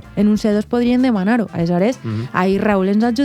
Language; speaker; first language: Catalan; native; Catalan